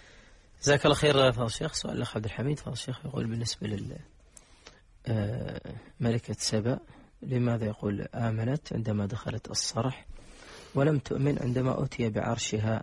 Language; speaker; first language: Arabic; native; Arabic